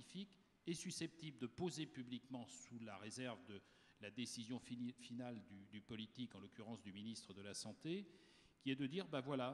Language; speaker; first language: French; native; French